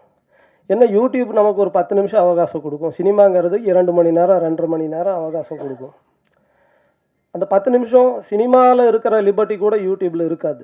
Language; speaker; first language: Tamil; native; Tamil